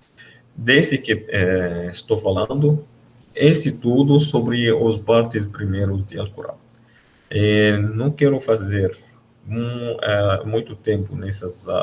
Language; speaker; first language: Portuguese; non-native, learner; Arabic